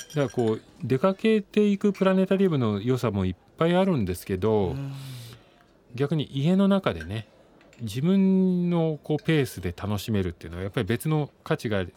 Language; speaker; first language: Japanese; native; Japanese